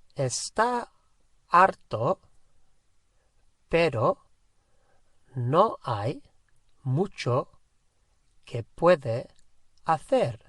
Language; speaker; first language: Spanish; non-native, fluent; English